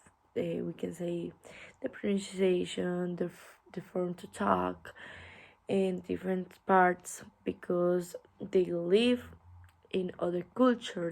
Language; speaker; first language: English; non-native, learner; Spanish